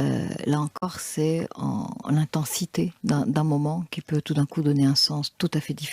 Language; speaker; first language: French; native; French